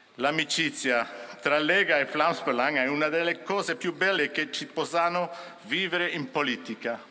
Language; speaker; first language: Italian; non-native, learner; Dutch